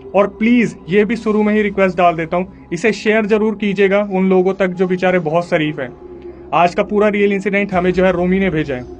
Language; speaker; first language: Hindi; native; Hindi